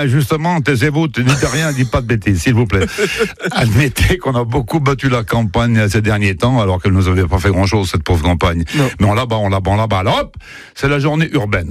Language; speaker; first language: French; native; French